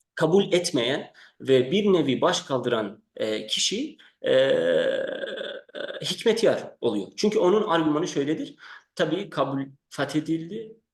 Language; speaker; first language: Turkish; non-native, fluent; Persian